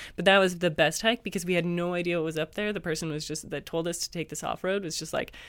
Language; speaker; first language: English; native; English